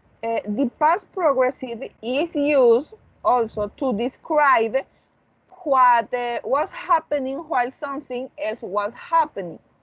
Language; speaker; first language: English; non-native, learner; Spanish